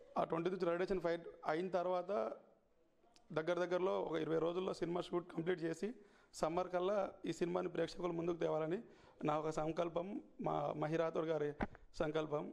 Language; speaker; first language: Telugu; native; Telugu